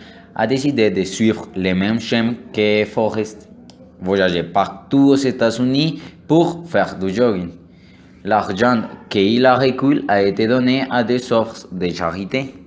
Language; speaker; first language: French; non-native, learner; Spanish